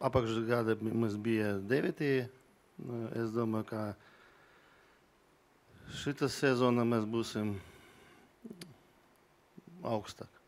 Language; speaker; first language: Latvian; non-native, learner; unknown